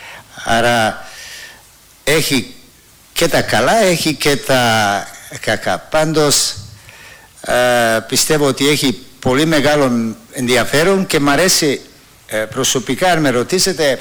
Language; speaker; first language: Greek; non-native, fluent; Serbian